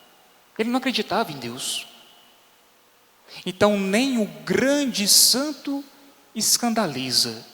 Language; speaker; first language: Portuguese; native; Portuguese